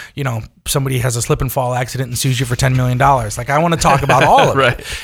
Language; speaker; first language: English; native; English